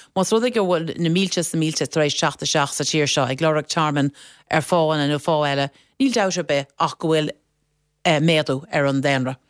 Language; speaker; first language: Irish; non-native, local second language; English